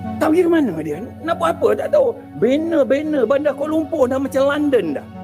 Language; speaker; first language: Malay; native; Malay